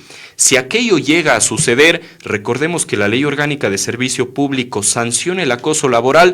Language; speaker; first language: Spanish; native; Spanish